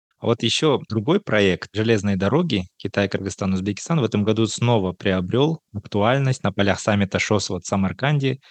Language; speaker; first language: Russian; non-native, local second language; Kazakh